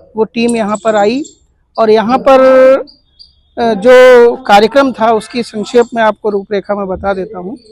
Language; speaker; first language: Hindi; native; Hindi